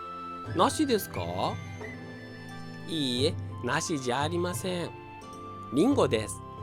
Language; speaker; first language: Japanese; non-native, fluent; Portuguese